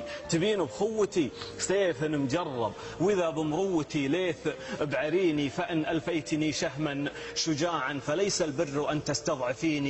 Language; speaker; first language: Arabic; native; Arabic